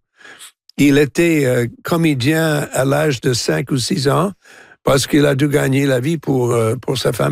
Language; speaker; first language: French; non-native, local second language; English